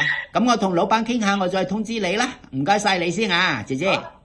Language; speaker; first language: Cantonese; native; Cantonese